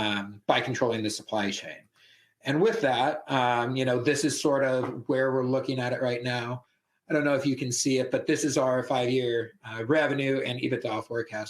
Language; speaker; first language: English; native; English